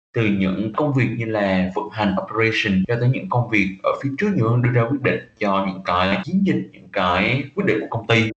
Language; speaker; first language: Vietnamese; native; Vietnamese